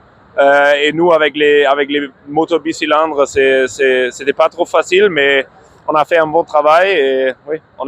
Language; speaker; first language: French; non-native, fluent; German